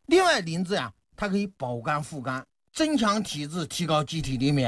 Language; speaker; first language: Chinese; native; Chinese